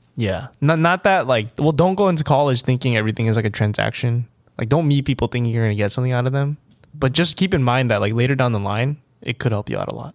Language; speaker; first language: English; native; English